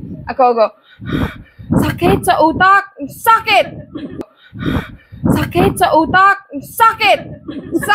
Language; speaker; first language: Filipino; non-native, learner; English